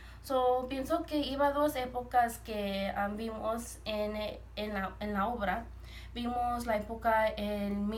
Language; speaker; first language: Spanish; early bilingual, heritage; Spanish